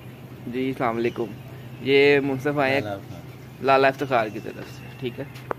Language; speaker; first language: Hindi; non-native, local second language; Punjabi